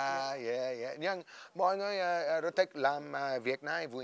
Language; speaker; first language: Vietnamese; non-native, learner; English